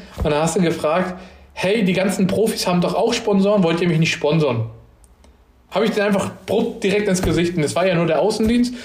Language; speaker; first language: German; early bilingual, other home language; Turkish